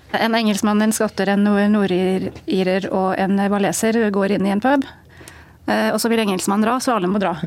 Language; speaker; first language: Norwegian; non-native, fluent; English